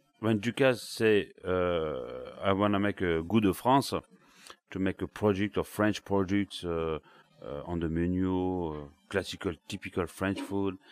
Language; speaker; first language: English; non-native, learner; French